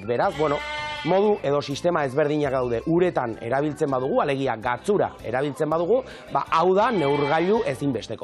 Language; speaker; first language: Basque; native; Basque